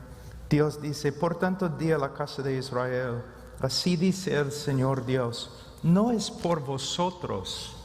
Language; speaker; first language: Spanish; non-native, fluent; English